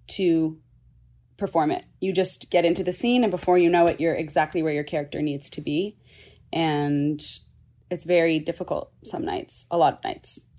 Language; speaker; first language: English; native; English